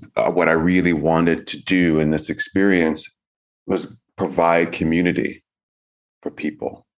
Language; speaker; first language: English; native; English